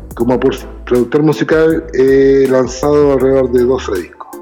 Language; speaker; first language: Spanish; native; Spanish